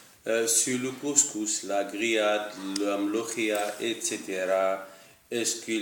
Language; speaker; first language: French; non-native, learner; Arabic